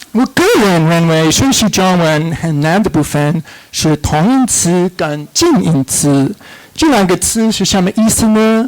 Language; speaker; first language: Chinese; non-native, fluent; English